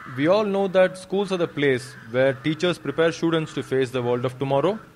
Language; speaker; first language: English; non-native, local second language; Kannada